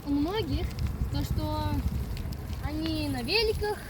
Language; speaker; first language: Russian; early bilingual, other home language; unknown